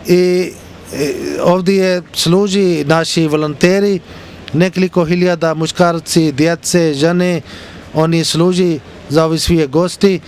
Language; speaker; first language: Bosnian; non-native, learner; Urdu